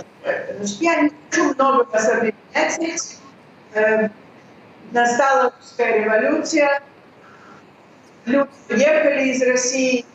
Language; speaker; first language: Russian; early bilingual, heritage; Russian